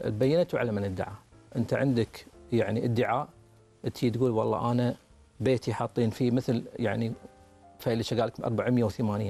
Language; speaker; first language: Arabic; native; Arabic